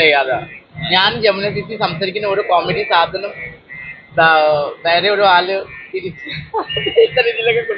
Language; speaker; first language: Malayalam; non-native, learner; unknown